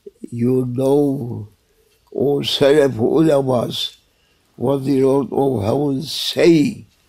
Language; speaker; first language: English; non-native, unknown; Turkish